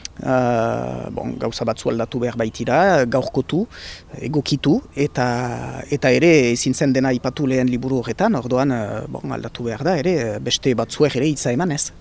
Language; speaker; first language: Basque; native; Basque